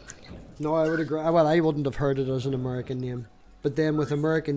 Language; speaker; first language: English; native; English